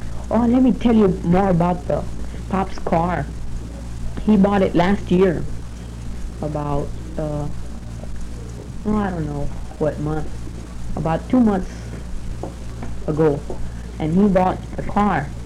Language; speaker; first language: English; early bilingual, other home language; Spanish